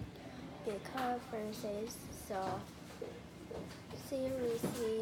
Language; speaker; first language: English; non-native, learner; Chinese